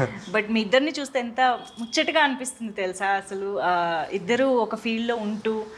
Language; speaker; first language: Telugu; native; Telugu